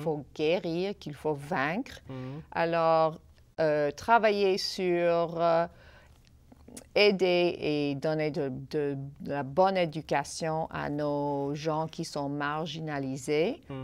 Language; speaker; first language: French; non-native, fluent; English